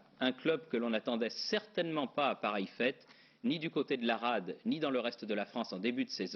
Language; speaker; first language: French; native; French